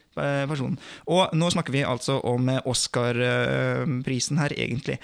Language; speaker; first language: Norwegian; native; Norwegian